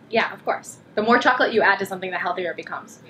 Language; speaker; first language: English; native; English